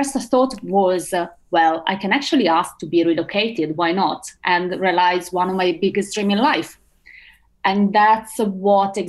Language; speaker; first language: English; non-native, fluent; Italian